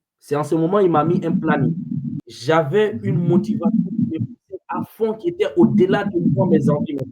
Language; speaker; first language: French; non-native, local second language; Fula